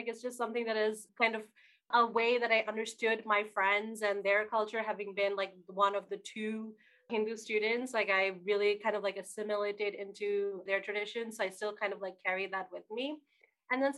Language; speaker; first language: English; non-native, local second language; Bangla